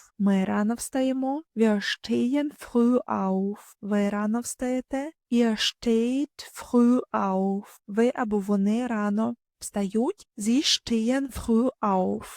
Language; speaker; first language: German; non-native, fluent; Ukrainian